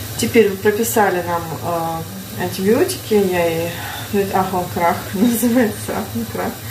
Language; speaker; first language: Russian; early bilingual, heritage; Russian